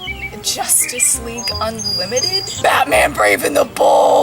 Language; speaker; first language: English; native; English